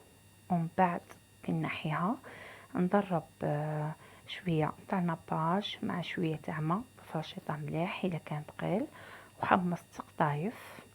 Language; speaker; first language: Arabic; native; Arabic